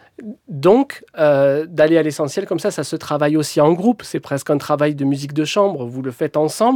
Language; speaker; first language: French; native; French